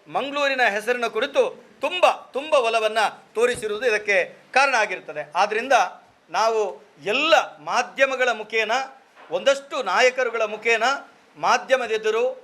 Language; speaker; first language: Kannada; non-native, local second language; Tulu